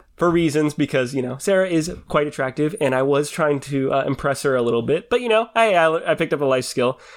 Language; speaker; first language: English; native; English